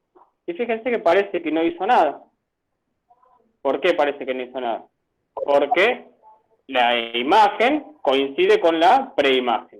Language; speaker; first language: Spanish; native; Spanish